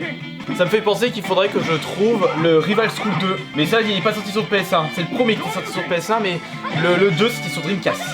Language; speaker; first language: French; native; French